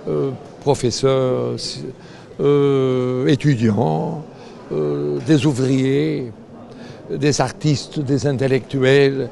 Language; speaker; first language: French; non-native, fluent; Portuguese